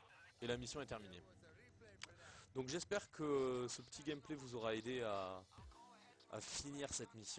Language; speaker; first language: French; native; French